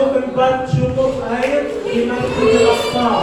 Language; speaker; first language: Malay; non-native, learner; Arabic